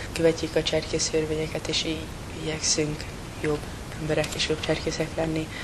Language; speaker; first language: Hungarian; early bilingual, heritage; English